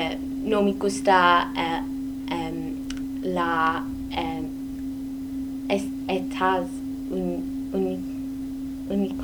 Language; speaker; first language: Spanish; non-native, learner; English